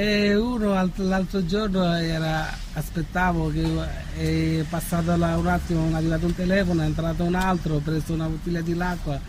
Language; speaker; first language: Italian; non-native, learner; Bangla